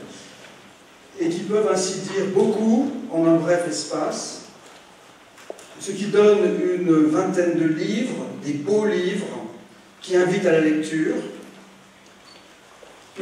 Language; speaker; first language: French; native; French